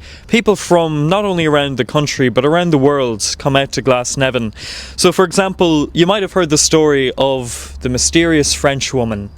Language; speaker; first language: English; native; English